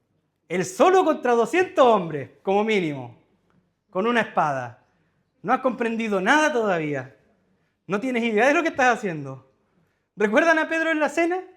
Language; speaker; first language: Spanish; native; Spanish